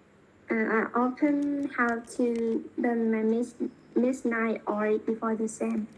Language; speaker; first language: English; non-native, learner; Vietnamese